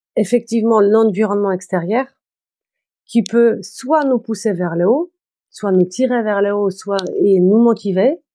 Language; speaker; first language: French; non-native, fluent; Polish